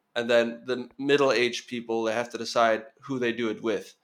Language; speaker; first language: English; non-native, fluent; Norwegian